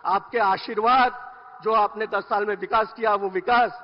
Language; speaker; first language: Hindi; non-native, local second language; Marathi